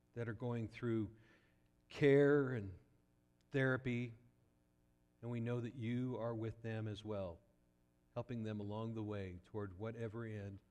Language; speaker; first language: English; native; English